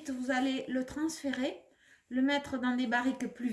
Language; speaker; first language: French; native; French